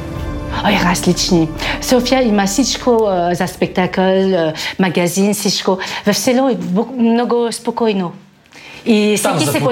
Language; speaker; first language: Bulgarian; non-native, learner; French